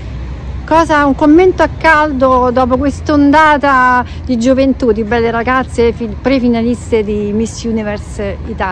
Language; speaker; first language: Italian; native; Italian